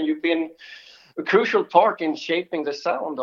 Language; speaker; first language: English; non-native, fluent; Swedish